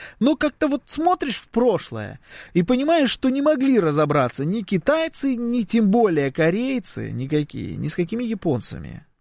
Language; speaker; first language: Russian; native; Russian